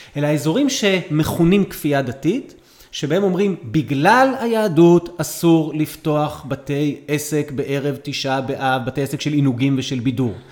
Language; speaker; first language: Hebrew; native; Hebrew